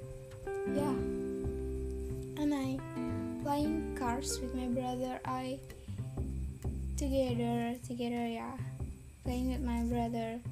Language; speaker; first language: English; non-native, learner; Indonesian